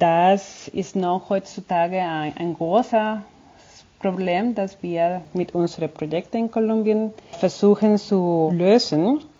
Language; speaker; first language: German; non-native, fluent; Spanish